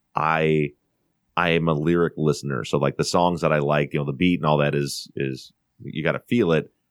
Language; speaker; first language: English; native; English